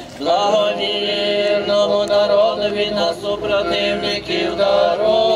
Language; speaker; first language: Ukrainian; native; Ukrainian